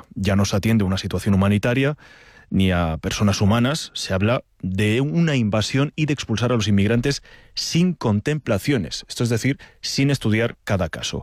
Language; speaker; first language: Spanish; native; Spanish